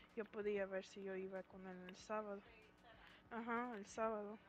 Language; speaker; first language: Spanish; early bilingual, heritage; Spanish